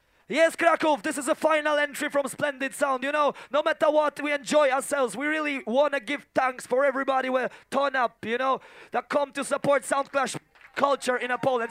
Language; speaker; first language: English; non-native, fluent; Polish